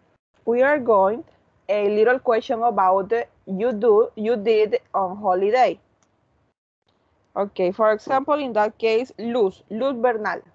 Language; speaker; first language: English; non-native, learner; Spanish